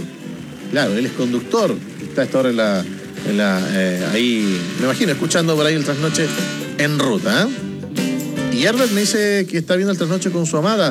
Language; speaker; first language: Spanish; native; Spanish